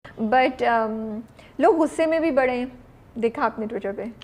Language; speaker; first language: Urdu; native; Urdu